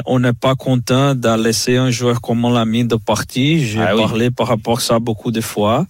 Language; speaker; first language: French; non-native, fluent; Portuguese